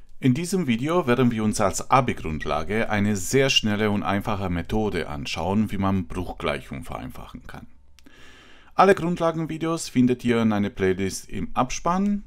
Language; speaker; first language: German; non-native, fluent; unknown